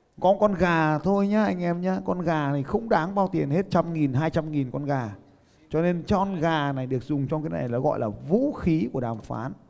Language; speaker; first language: Vietnamese; native; Vietnamese